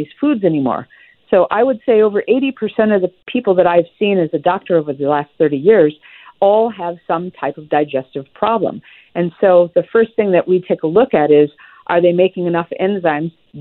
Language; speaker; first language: English; native; English